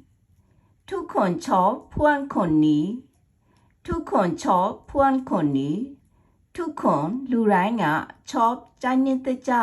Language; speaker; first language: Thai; non-native, fluent; Burmese